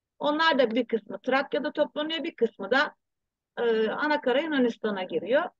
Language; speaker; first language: Turkish; early bilingual, heritage; Turkish